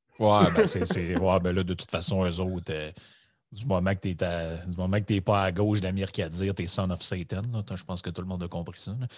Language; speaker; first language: French; native; French